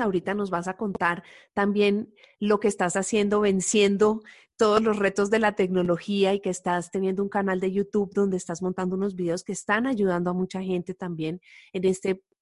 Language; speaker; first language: Spanish; native; Spanish